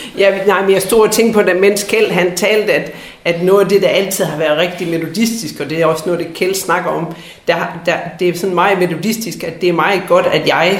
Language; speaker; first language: Danish; native; Danish